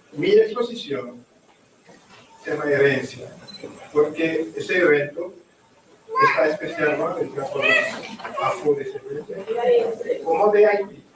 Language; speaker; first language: Spanish; non-native, learner; Haitian Creole